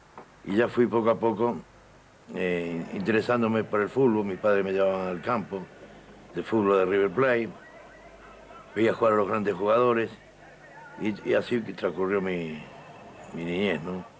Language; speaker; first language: Spanish; native; Spanish